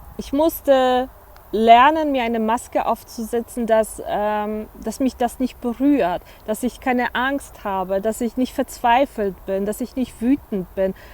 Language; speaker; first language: German; early bilingual, other home language; Polish